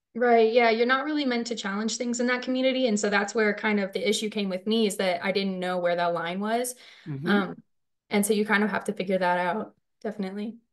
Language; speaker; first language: English; native; English